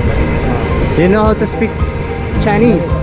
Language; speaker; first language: English; non-native, local second language; Filipino